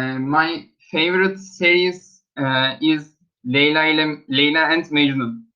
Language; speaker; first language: English; non-native, learner; Turkish